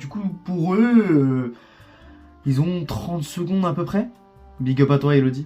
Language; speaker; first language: French; native; French